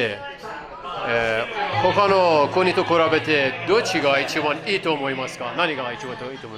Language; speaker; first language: Japanese; non-native, learner; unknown